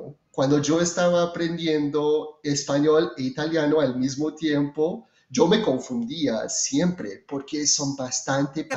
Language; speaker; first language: Spanish; non-native, fluent; French